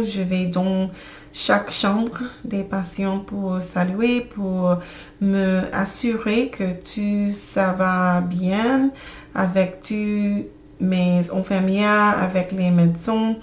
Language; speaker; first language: French; non-native, learner; English